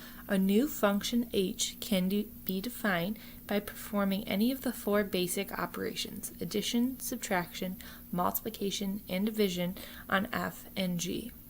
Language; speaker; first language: English; native; English